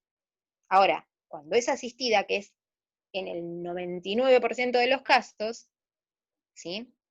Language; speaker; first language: Spanish; native; Spanish